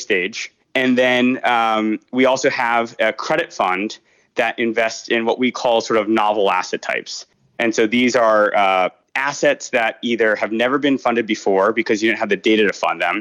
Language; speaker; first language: English; native; English